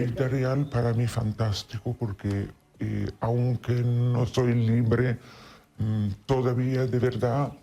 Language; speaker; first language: Spanish; non-native, fluent; Italian